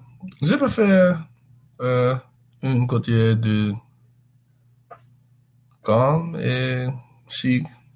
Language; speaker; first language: French; non-native, learner; English